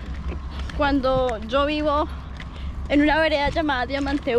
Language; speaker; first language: Spanish; native; Spanish